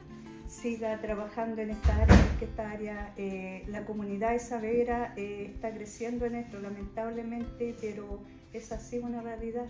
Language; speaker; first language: Spanish; native; Spanish